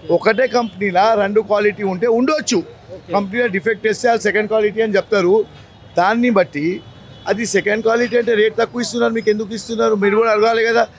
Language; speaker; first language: Telugu; non-native, local second language; Gujarati